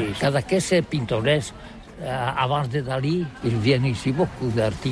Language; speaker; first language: French; non-native, learner; Catalan